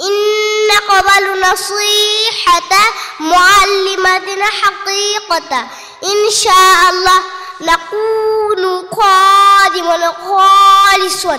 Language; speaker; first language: Arabic; non-native, learner; Bangla